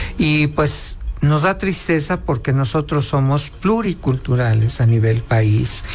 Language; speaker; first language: Spanish; non-native, local second language; Nahuatl languages